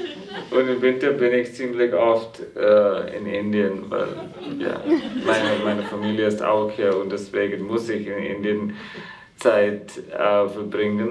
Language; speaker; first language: German; non-native, fluent; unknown